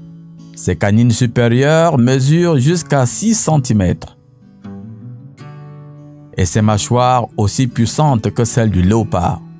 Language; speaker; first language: French; native; French